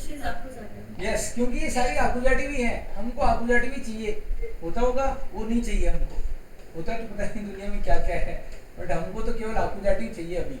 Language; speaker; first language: Hindi; native; Hindi